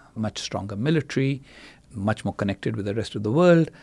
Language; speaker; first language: English; non-native, local second language; Urdu